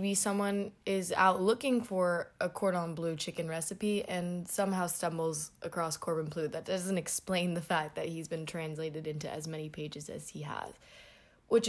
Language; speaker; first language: English; native; English